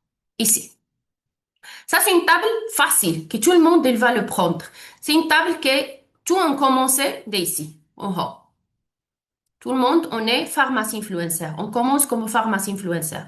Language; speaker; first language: French; non-native, learner; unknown